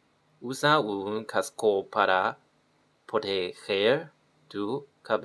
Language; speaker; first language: Spanish; non-native, learner; Chinese